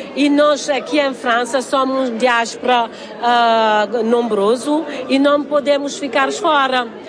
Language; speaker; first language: Portuguese; non-native, local second language; Kabuverdianu